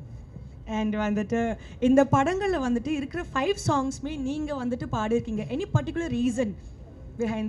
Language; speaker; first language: Tamil; native; Tamil